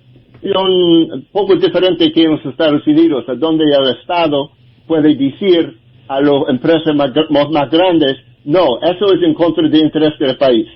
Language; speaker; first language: Spanish; non-native, learner; English